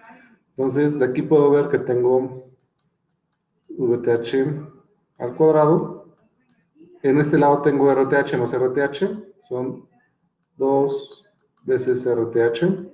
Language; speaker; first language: Spanish; native; Spanish